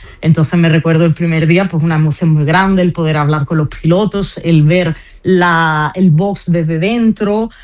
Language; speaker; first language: Spanish; native; Spanish